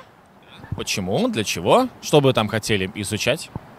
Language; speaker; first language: Russian; native; Russian